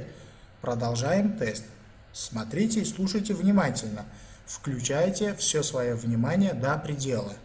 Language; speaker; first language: Russian; non-native, local second language; Uzbek